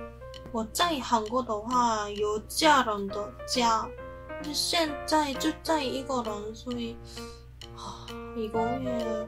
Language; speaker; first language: Chinese; non-native, learner; Korean